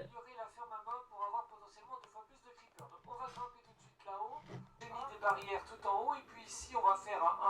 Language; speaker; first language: French; native; French